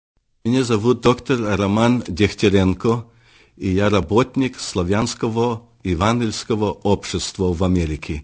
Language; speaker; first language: Russian; early bilingual, heritage; Russian